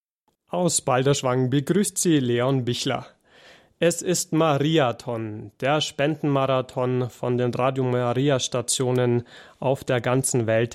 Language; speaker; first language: German; native; German